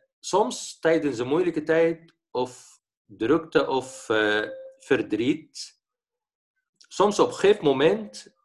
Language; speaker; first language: Dutch; non-native, fluent; Arabic